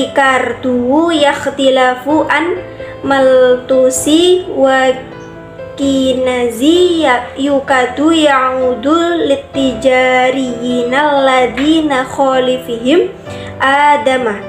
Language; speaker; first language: Arabic; non-native, learner; Indonesian